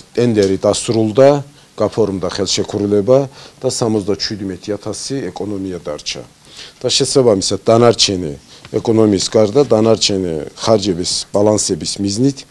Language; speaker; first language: Georgian; non-native, local second language; Azerbaijani